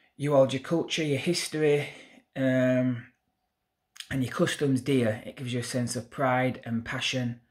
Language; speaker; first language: English; native; English